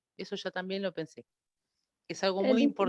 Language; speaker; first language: Spanish; native; Spanish